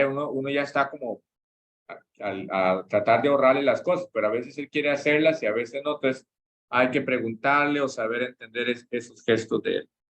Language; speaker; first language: Spanish; native; Spanish